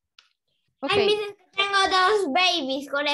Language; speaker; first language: Spanish; native; Spanish